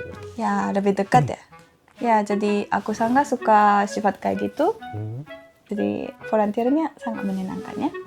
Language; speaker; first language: Indonesian; non-native, fluent; Japanese